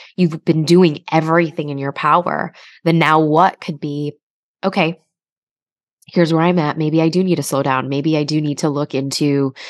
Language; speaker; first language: English; native; English